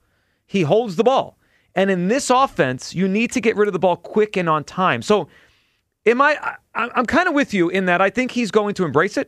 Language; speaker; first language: English; native; English